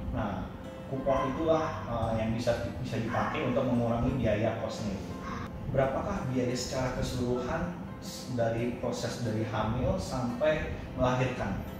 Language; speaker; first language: Indonesian; native; Indonesian